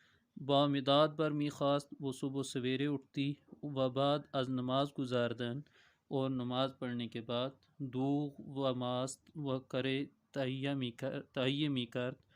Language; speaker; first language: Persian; non-native, fluent; Urdu